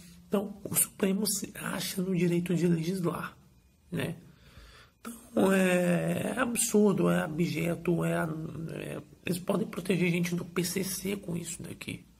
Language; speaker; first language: Portuguese; native; Portuguese